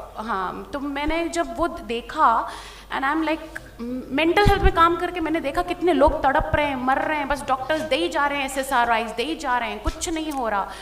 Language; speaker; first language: Hindi; native; Hindi